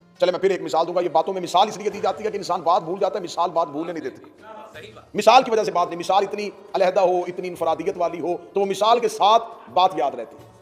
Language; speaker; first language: Urdu; non-native, local second language; Punjabi